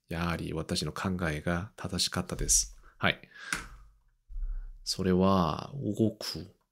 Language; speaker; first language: Japanese; non-native, learner; Korean